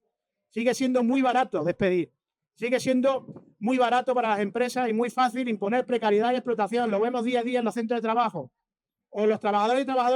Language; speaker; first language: Spanish; native; Spanish